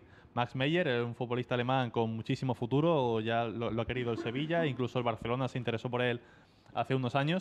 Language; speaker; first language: Spanish; native; Spanish